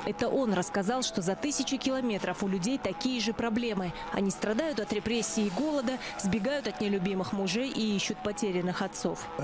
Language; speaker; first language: Russian; native; Russian